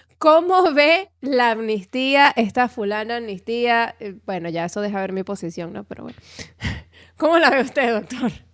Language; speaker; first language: Spanish; native; Spanish